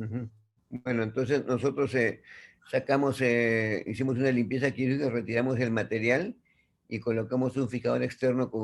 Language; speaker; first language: Spanish; native; Spanish